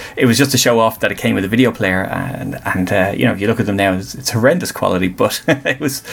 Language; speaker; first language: English; native; English